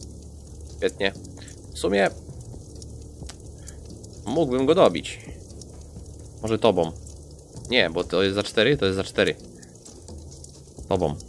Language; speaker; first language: Polish; native; Polish